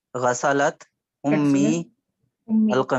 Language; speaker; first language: Arabic; non-native, learner; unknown